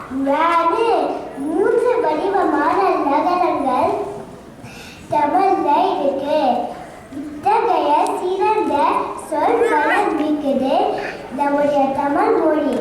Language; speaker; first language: Tamil; early bilingual, heritage; Tamil